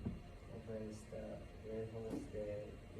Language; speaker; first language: Spanish; non-native, learner; Japanese